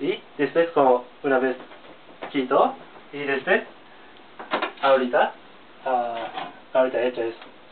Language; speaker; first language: Spanish; non-native, learner; Japanese